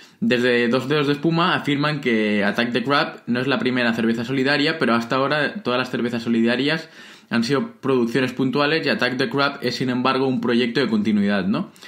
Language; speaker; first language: Spanish; native; Spanish